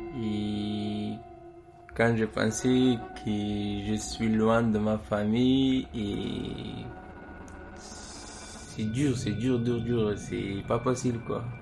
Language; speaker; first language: French; non-native, learner; Persian